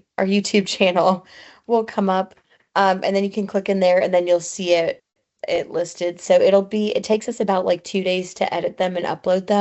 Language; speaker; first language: English; native; English